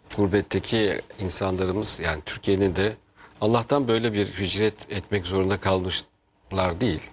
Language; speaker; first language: Turkish; native; Turkish